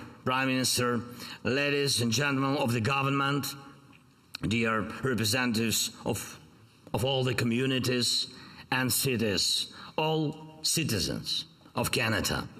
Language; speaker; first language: English; non-native, fluent; Ukrainian